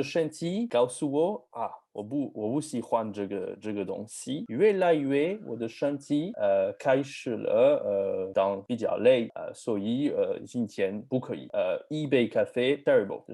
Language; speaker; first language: Chinese; non-native, learner; French